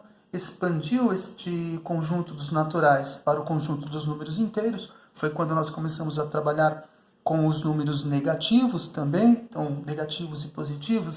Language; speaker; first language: Portuguese; native; Portuguese